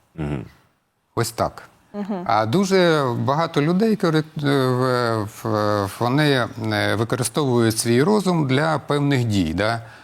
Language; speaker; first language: Ukrainian; non-native, local second language; Russian